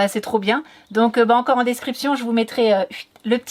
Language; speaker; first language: French; native; French